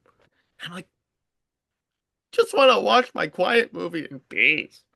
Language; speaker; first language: English; native; English